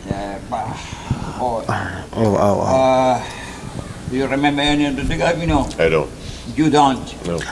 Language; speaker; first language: English; non-native, fluent; Spanish